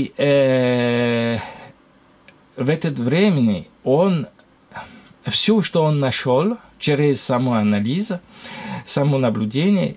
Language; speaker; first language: Russian; non-native, learner; French